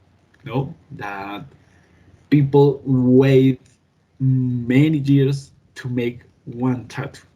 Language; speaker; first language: English; non-native, learner; Spanish